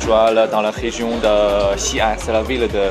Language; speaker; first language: French; non-native, learner; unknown